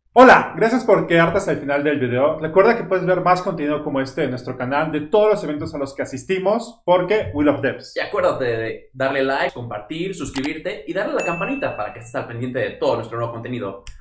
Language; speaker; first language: Spanish; native; Spanish